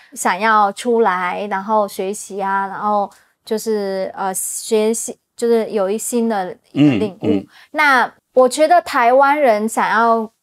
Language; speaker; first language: Chinese; non-native, fluent; Vietnamese